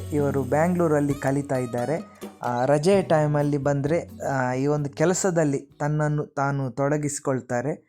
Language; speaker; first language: Kannada; non-native, local second language; Tulu